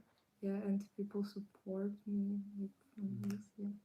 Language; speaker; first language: English; non-native, learner; Ukrainian